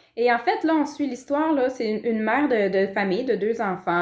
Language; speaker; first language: French; native; French